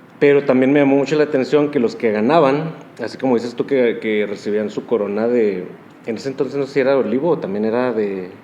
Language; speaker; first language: Spanish; native; Spanish